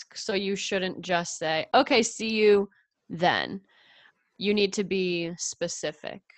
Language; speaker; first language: English; native; English